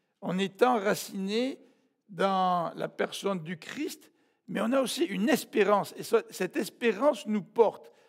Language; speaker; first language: French; native; French